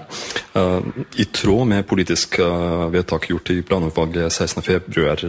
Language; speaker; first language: Norwegian; non-native, fluent; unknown